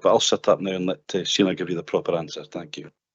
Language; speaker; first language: English; native; English